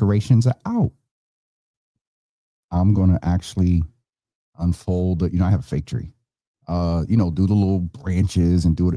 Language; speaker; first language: English; native; English